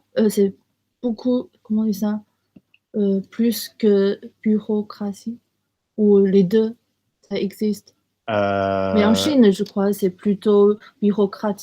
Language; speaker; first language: French; non-native, learner; Chinese